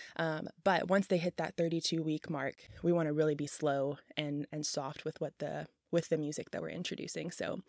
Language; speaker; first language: English; native; English